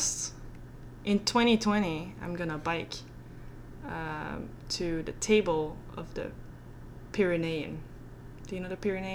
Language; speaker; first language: English; non-native, fluent; Dutch